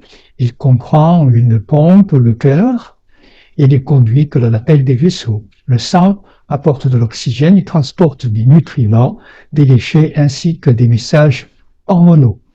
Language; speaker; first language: French; native; French